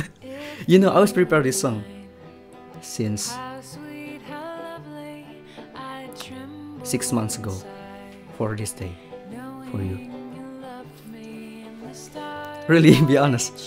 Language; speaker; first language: English; non-native, learner; Indonesian